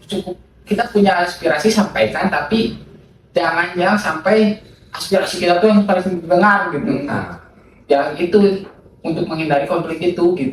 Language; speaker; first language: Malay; non-native, local second language; Sundanese